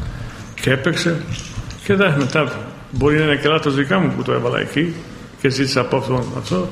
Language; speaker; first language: Greek; non-native, fluent; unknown